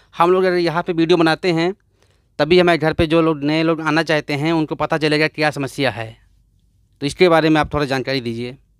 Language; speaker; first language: Hindi; native; Hindi